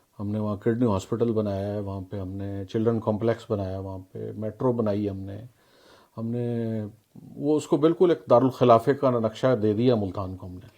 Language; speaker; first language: Urdu; native; Urdu